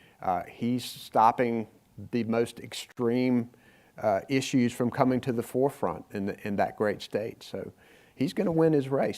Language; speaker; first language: English; native; English